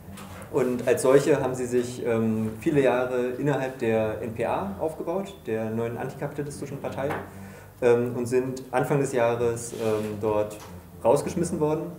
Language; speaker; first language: German; native; German